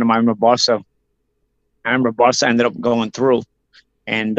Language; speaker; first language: English; early bilingual, other home language; Italian